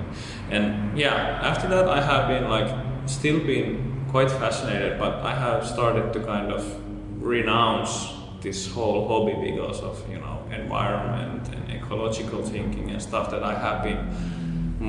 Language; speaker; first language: English; non-native, fluent; Finnish